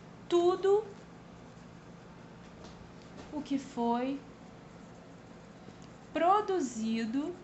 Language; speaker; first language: Portuguese; native; Portuguese